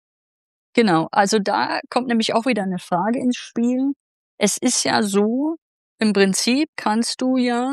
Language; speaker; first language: German; native; German